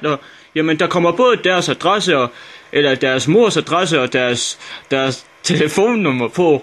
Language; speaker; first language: Danish; native; Danish